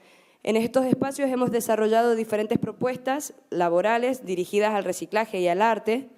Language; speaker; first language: Spanish; native; Spanish